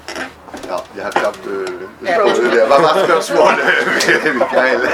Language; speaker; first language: Danish; non-native, fluent; French